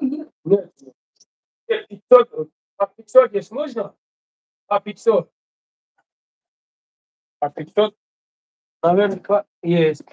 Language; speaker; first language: Russian; non-native, learner; Tajik